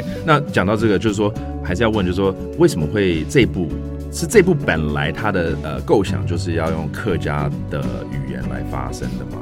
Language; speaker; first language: Chinese; early bilingual, heritage; Chinese